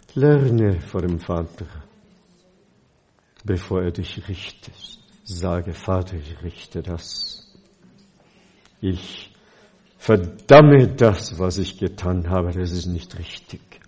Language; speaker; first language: German; non-native, fluent; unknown